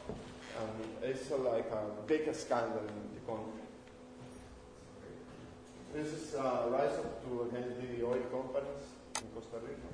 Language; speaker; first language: English; non-native, learner; Spanish